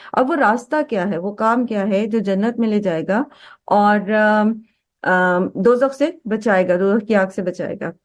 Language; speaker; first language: Urdu; native; Urdu